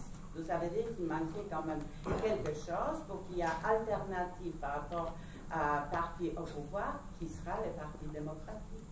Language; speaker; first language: French; non-native, fluent; Polish